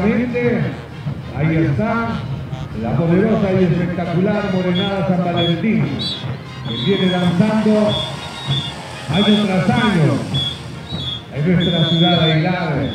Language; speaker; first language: Spanish; native; Spanish